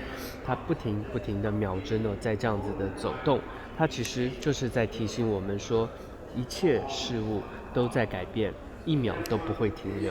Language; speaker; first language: Chinese; native; Chinese